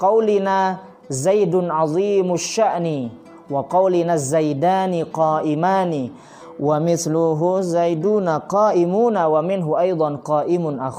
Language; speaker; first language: Arabic; non-native, fluent; Indonesian